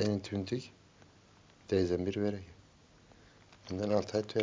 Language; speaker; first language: Dutch; non-native, learner; Turkish